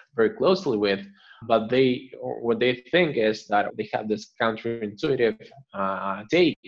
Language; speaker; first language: English; non-native, fluent; Spanish